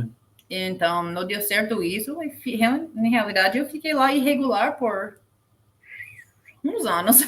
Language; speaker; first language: Portuguese; non-native, learner; English